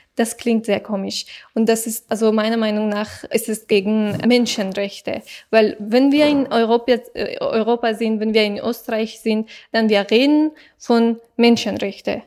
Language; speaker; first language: German; non-native, fluent; Persian